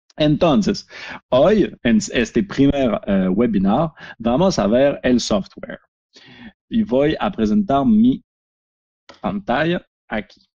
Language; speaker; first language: Spanish; non-native, learner; French